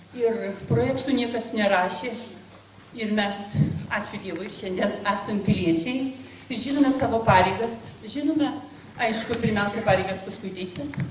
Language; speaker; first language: Lithuanian; native; Lithuanian